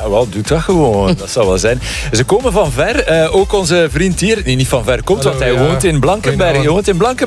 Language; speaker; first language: Dutch; native; Dutch